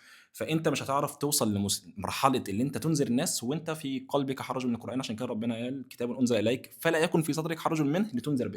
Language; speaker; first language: Arabic; native; Arabic